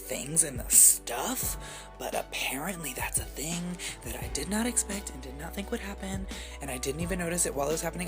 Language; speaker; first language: English; native; English